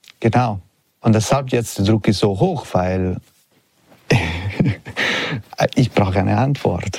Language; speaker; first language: German; non-native, learner; Italian